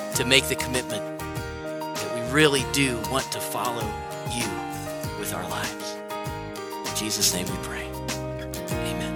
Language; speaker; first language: English; native; English